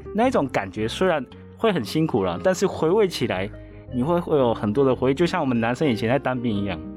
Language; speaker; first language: Chinese; non-native, fluent; Japanese